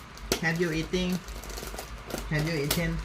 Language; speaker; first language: English; non-native, learner; Thai